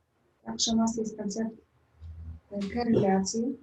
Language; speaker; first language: Russian; native; Russian